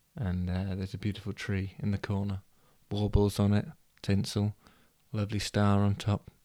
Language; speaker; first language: English; native; English